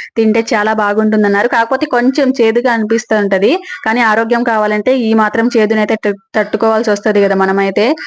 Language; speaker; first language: Telugu; native; Telugu